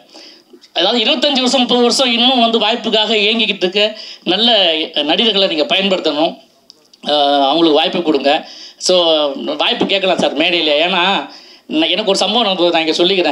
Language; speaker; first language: Tamil; native; Tamil